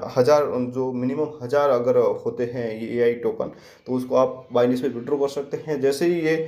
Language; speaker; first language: Hindi; native; Hindi